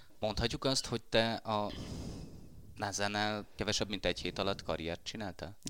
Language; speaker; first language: Hungarian; native; Hungarian